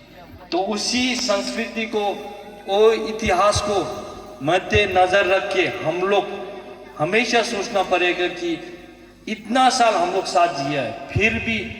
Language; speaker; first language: Hindi; non-native, fluent; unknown